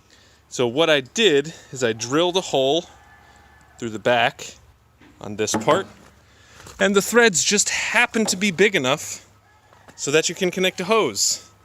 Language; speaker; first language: English; native; English